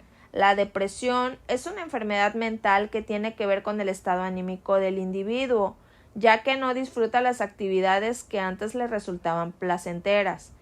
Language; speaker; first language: Spanish; native; Spanish